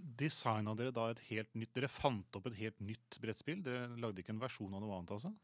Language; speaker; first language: Norwegian; native; Norwegian